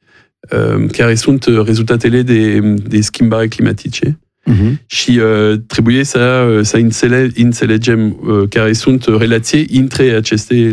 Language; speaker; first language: Romanian; non-native, learner; French